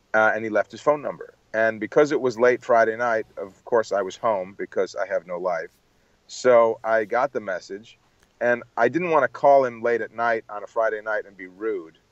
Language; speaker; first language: English; native; English